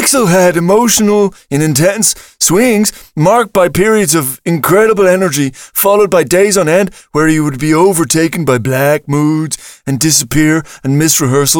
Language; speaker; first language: English; native; English